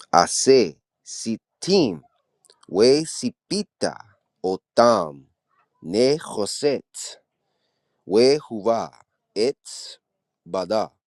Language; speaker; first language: Hebrew; non-native, learner; English